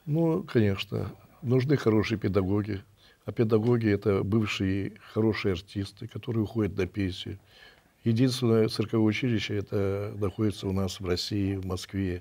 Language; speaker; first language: Russian; native; Russian